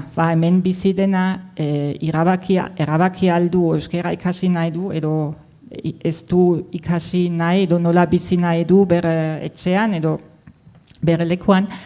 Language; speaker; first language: Basque; non-native, fluent; German